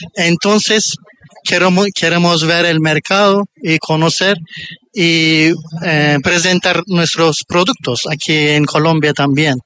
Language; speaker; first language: Spanish; non-native, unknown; Turkish